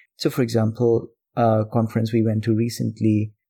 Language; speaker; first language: English; non-native, local second language; Bangla